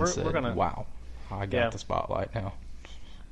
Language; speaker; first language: English; native; English